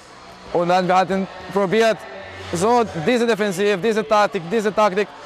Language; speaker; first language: German; non-native, learner; Portuguese